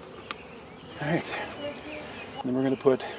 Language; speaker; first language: English; native; English